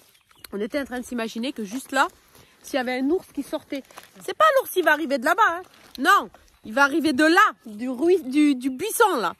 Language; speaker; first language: French; native; French